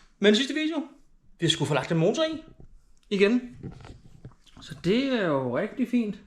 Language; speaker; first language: Danish; native; Danish